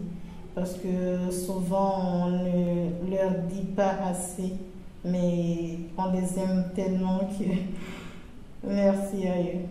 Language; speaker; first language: French; non-native, local second language; Comorian